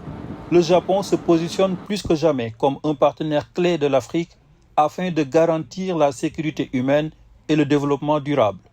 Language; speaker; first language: French; native; French